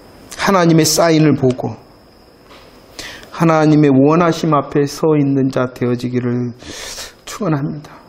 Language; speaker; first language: Korean; native; Korean